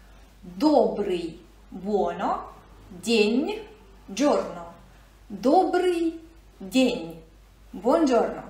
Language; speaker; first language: Italian; non-native, fluent; Russian